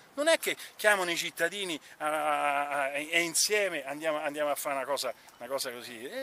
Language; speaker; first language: Italian; native; Italian